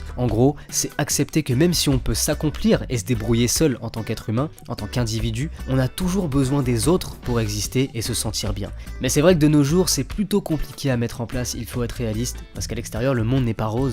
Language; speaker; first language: French; native; French